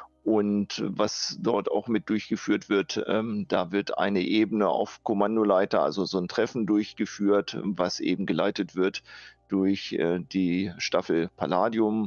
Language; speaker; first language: German; native; German